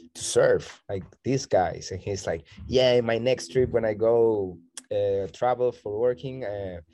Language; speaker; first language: English; non-native, fluent; Spanish